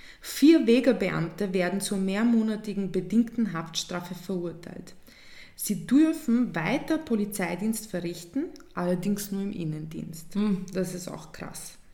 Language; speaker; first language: German; early bilingual, other home language; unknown